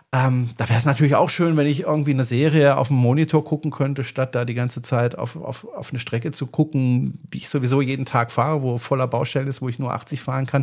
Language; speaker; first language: German; native; German